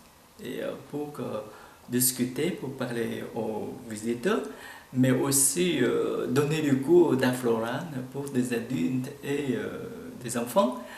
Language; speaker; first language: French; non-native, fluent; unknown